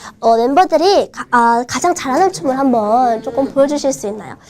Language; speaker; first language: Korean; non-native, fluent; Chinese